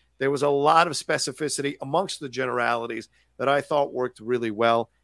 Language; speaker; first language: English; native; English